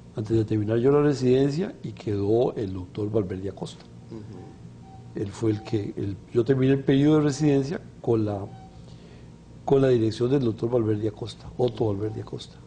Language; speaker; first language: Spanish; native; Spanish